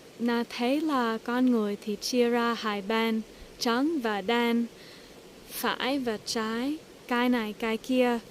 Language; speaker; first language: Vietnamese; early bilingual, heritage; English